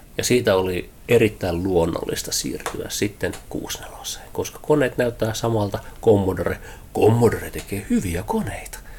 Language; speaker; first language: Finnish; early bilingual, heritage; Finnish